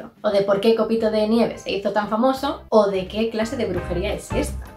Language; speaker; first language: Spanish; native; Spanish